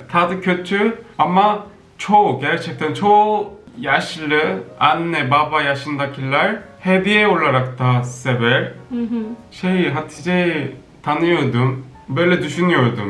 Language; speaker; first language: Turkish; non-native, learner; Korean